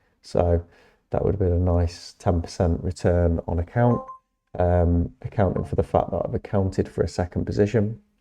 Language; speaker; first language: English; native; English